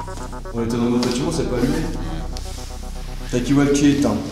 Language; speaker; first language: French; native; French